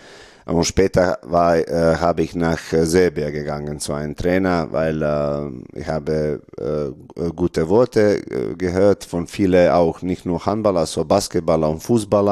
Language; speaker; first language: German; non-native, learner; Serbian